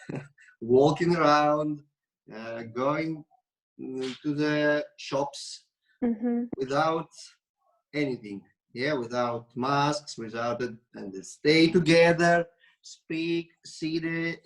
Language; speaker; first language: English; non-native, learner; Russian